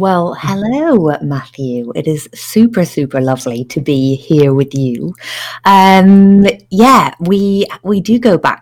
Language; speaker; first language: English; native; English